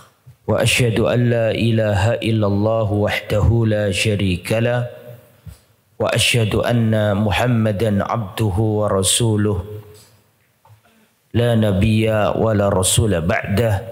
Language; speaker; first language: Arabic; non-native, fluent; Indonesian